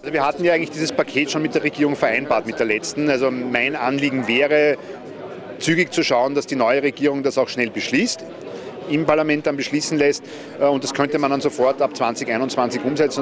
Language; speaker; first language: German; native; German